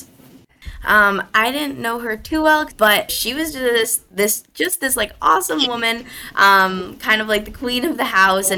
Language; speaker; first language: English; native; English